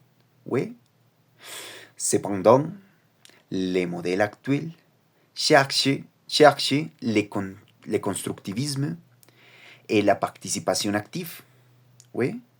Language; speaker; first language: French; non-native, learner; Spanish